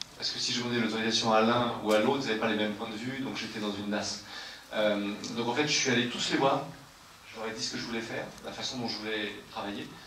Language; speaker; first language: French; native; French